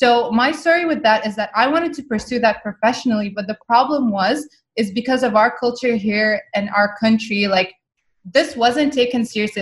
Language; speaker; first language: English; non-native, fluent; Arabic